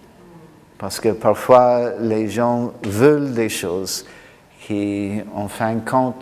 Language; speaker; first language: French; non-native, fluent; English